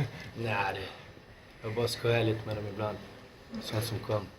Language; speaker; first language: Swedish; early bilingual, other home language; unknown